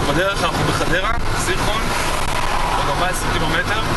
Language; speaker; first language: Hebrew; native; Hebrew